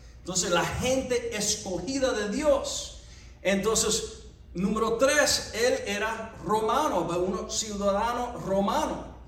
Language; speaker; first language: Spanish; non-native, fluent; English